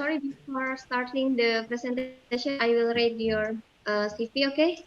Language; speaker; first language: English; non-native, fluent; Indonesian